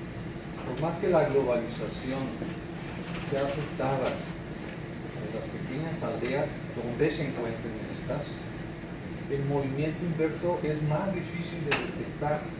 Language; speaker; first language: Spanish; native; Spanish